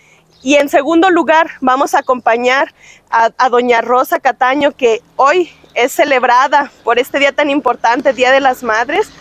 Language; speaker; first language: Spanish; native; Spanish